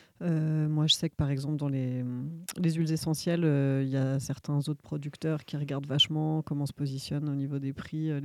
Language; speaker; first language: French; native; French